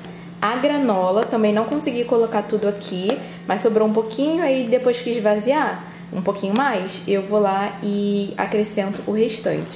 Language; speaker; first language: Portuguese; native; Portuguese